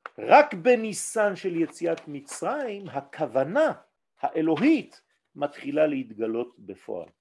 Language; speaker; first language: Hebrew; non-native, fluent; French